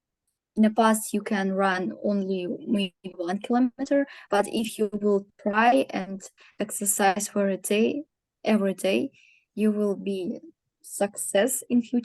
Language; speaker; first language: English; non-native, learner; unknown